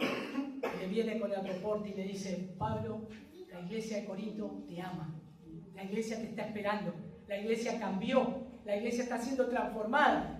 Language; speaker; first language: Spanish; native; Spanish